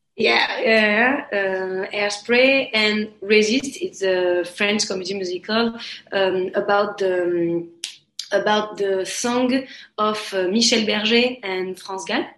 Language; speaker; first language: English; non-native, learner; French